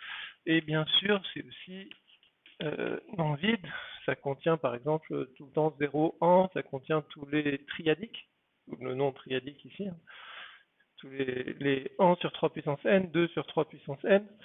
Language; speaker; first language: French; native; French